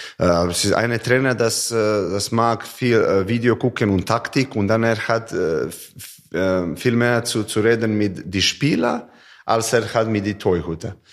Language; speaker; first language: German; non-native, learner; Serbian